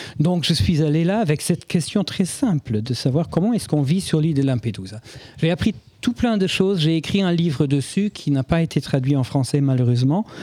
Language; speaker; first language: French; non-native, fluent; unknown